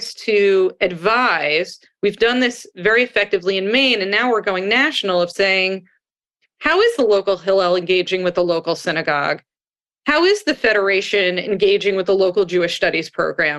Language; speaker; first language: English; native; English